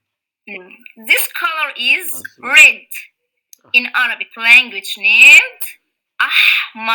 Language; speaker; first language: English; non-native, learner; Arabic